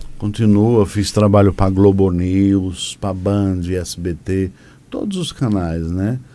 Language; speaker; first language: Portuguese; native; Portuguese